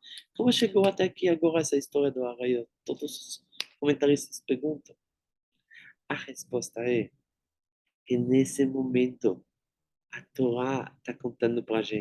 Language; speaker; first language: Portuguese; non-native, fluent; Hebrew